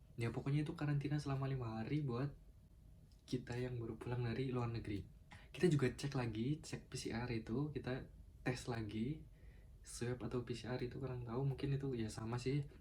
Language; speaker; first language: Indonesian; native; Indonesian